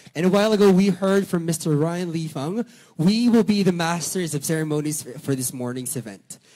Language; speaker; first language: English; non-native, local second language; Filipino